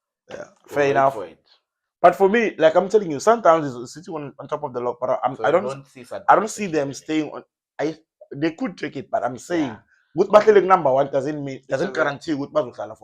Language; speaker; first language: English; non-native, local second language; Zulu